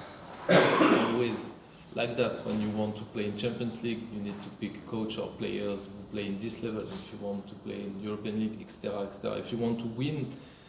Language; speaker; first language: English; non-native, fluent; French